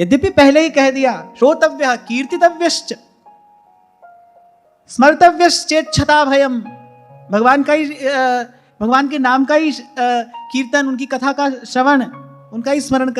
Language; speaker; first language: Hindi; native; Hindi